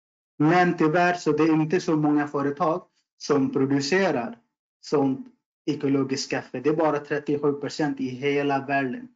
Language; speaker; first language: Swedish; non-native, fluent; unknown